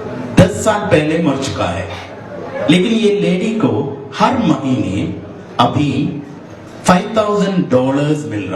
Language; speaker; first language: Hindi; non-native, learner; Nepali